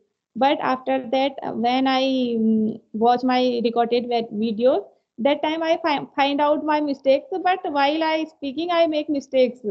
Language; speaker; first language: English; non-native, learner; Hindi